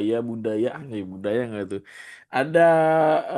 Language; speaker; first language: Indonesian; native; Indonesian